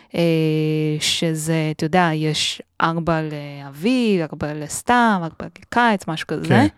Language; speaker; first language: Hebrew; non-native, fluent; Chinese